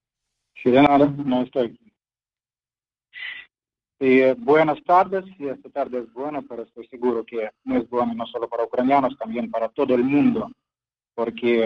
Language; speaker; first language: Spanish; non-native, fluent; Ukrainian